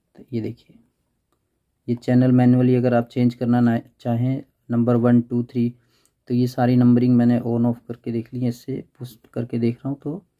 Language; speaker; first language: Hindi; native; Hindi